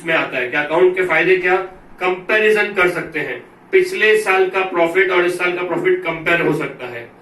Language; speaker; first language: Hindi; native; Hindi